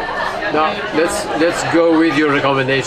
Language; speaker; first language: English; non-native, fluent; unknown